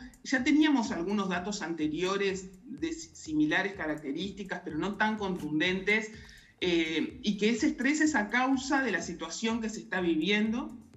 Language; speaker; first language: Spanish; native; Spanish